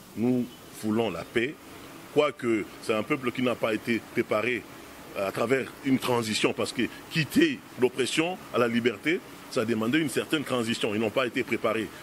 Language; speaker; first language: French; non-native, local second language; Lingala